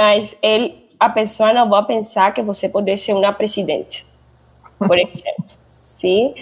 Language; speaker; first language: Portuguese; non-native, learner; Spanish